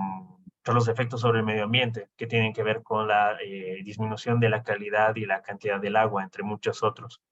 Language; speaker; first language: Spanish; native; Spanish